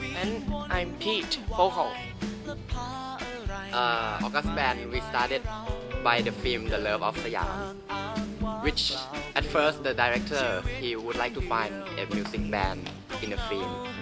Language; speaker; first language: English; non-native, learner; Thai